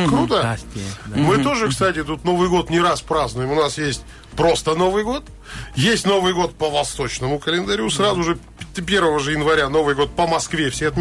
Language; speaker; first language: Russian; native; Russian